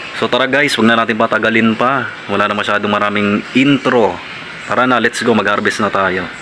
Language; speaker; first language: Filipino; non-native, local second language; Bikol